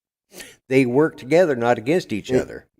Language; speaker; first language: English; native; English